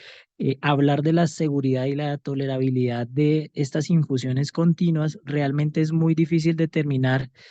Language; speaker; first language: Spanish; native; Spanish